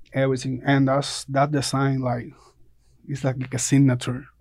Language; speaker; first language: English; non-native, fluent; Spanish